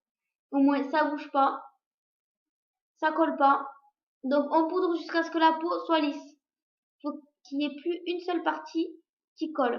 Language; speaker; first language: French; native; French